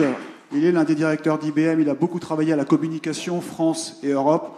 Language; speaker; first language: French; native; French